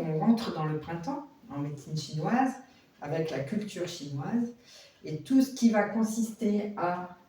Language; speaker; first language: French; native; French